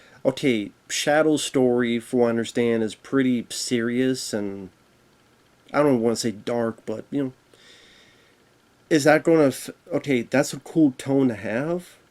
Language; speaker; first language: English; native; English